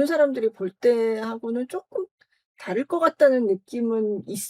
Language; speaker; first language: Korean; native; Korean